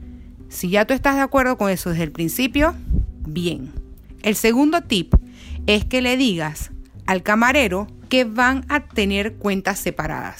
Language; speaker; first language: Spanish; native; Spanish